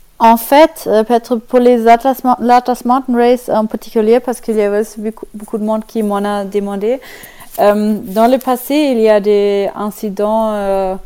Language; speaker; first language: French; non-native, learner; German